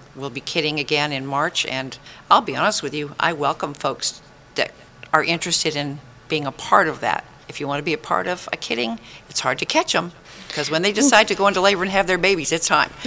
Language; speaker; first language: English; native; English